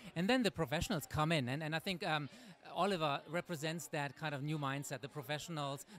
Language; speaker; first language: English; native; English